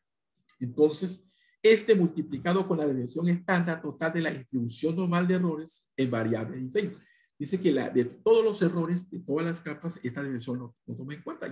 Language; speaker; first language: Spanish; native; Spanish